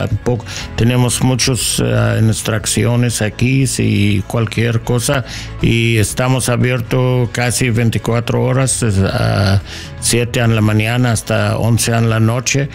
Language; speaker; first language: Spanish; non-native, learner; English